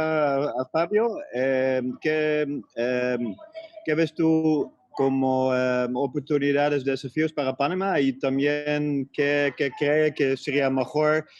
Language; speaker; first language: Spanish; non-native, fluent; Dutch